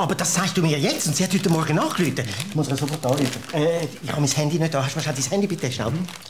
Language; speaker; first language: German; native; German